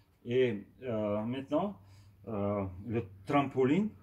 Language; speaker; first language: French; non-native, fluent; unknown